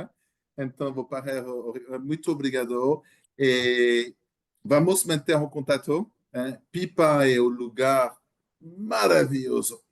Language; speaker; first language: Portuguese; non-native, learner; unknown